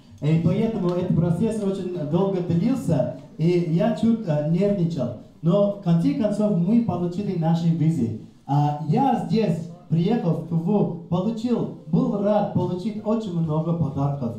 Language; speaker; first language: Russian; non-native, fluent; English